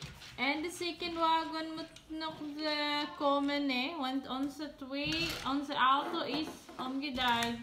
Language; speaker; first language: Dutch; non-native, learner; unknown